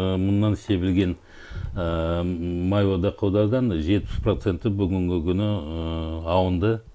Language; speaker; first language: Kazakh; native; Kazakh